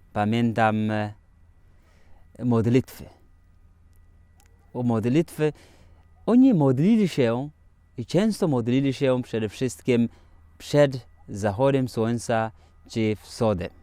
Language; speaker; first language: Polish; non-native, fluent; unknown